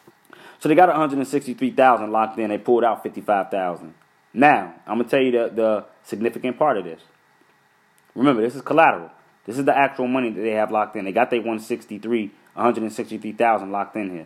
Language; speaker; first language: English; native; English